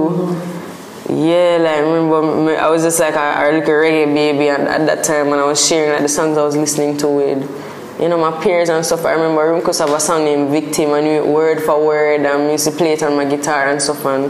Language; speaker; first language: English; non-native, local second language; Jamaican Creole English